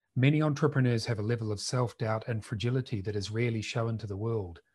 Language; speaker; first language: English; native; English